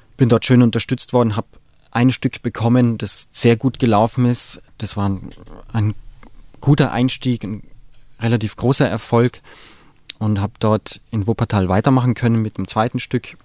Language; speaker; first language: German; native; German